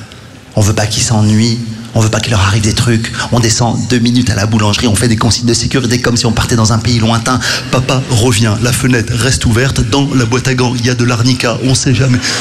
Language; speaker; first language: French; native; French